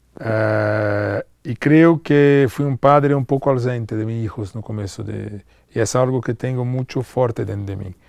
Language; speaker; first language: Spanish; non-native, learner; Portuguese